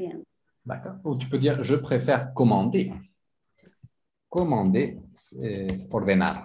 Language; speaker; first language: French; non-native, fluent; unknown